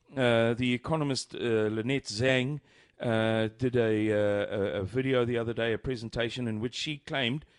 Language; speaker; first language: English; native; English